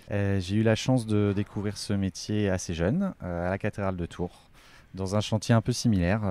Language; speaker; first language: French; native; French